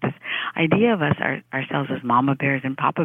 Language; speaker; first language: English; early bilingual, other home language; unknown